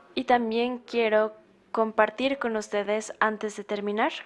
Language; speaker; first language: Spanish; non-native, fluent; German